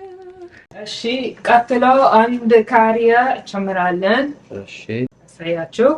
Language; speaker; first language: Amharic; non-native, learner; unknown